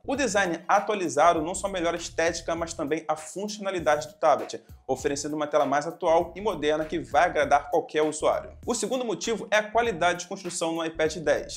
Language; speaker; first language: Portuguese; native; Portuguese